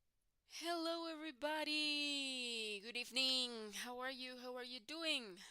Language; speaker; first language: English; non-native, fluent; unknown